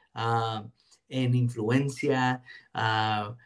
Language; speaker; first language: Spanish; native; Spanish